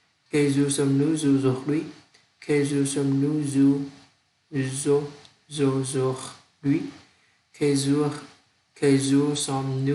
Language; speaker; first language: French; non-native, learner; Vietnamese